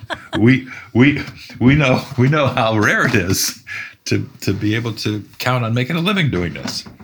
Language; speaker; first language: English; native; English